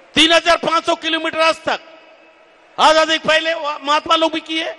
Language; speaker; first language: Hindi; native; Hindi